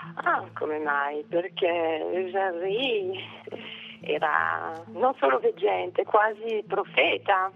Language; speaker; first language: Italian; non-native, fluent; French